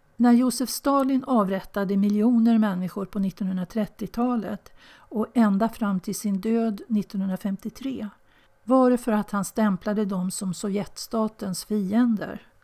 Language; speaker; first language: Swedish; native; Swedish